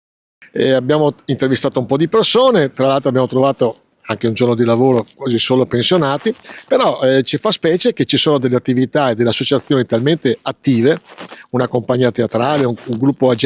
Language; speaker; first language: Italian; native; Italian